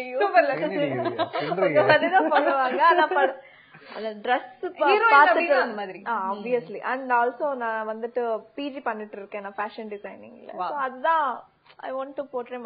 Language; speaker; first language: Tamil; non-native, fluent; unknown